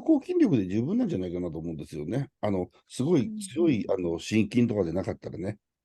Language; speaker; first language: Japanese; native; Japanese